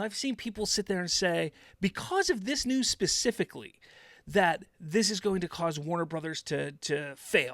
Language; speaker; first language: English; native; English